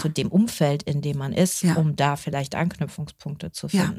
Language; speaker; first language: German; native; German